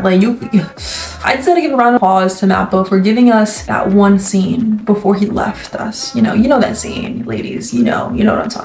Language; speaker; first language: English; native; English